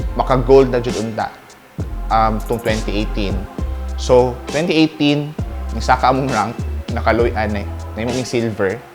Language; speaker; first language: Cebuano; native; Cebuano